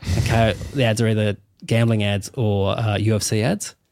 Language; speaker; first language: English; native; English